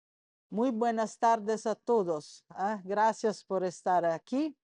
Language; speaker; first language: Spanish; non-native, fluent; Italian